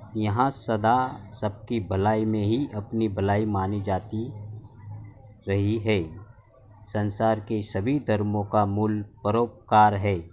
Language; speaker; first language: Hindi; non-native, local second language; Marathi